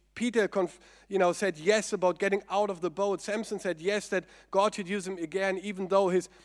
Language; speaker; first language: English; non-native, fluent; German